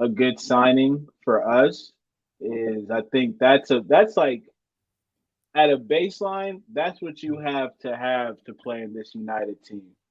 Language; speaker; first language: English; native; English